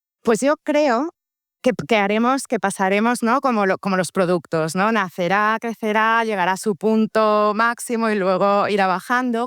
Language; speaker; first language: Spanish; native; Spanish